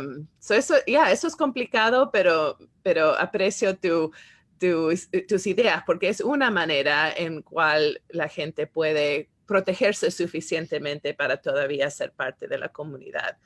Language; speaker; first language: Spanish; non-native, fluent; English